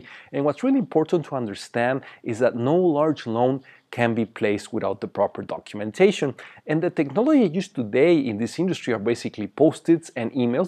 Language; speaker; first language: English; non-native, fluent; Spanish